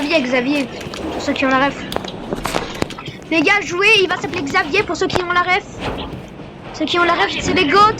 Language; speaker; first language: French; native; French